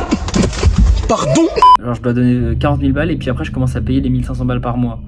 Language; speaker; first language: French; native; French